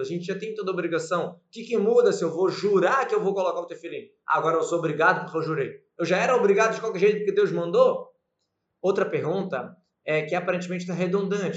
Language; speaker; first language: Portuguese; native; Portuguese